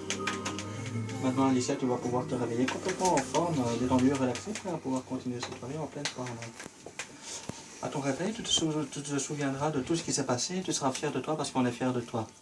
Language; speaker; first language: French; native; French